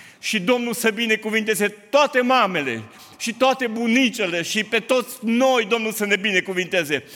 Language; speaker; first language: Romanian; non-native, local second language; Hungarian